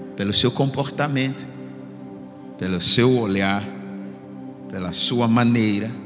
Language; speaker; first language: Portuguese; non-native, fluent; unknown